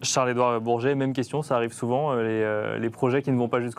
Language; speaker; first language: French; native; French